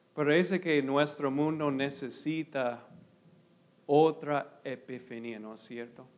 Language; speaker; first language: Spanish; non-native, fluent; English